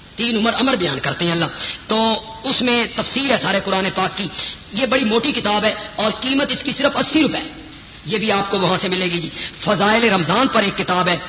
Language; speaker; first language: Urdu; non-native, local second language; Punjabi